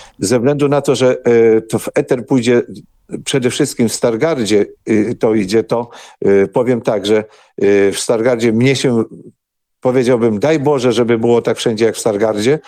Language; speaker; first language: Polish; non-native, local second language; Ukrainian